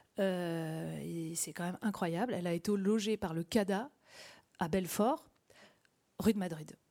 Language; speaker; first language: French; native; French